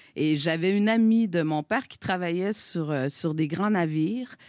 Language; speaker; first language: French; native; French